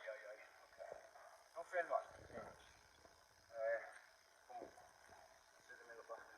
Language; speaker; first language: Spanish; non-native, learner; English